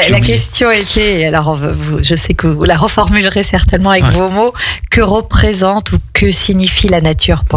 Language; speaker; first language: French; native; French